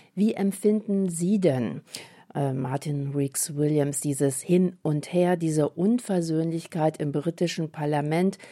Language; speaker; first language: German; native; German